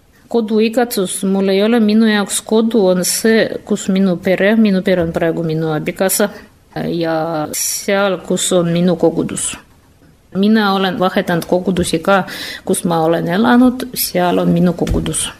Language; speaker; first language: Estonian; non-native, fluent; Russian